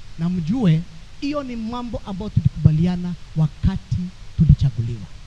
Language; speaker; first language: Swahili; non-native, local second language; Kikuyu